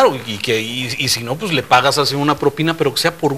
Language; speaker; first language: Spanish; native; Spanish